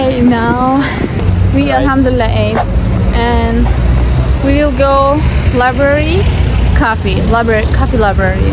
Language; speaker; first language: English; non-native, learner; Turkish